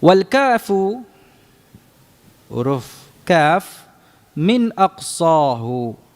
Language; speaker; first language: Arabic; non-native, fluent; Indonesian